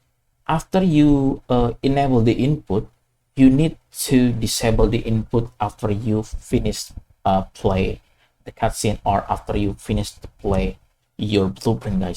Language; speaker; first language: English; non-native, fluent; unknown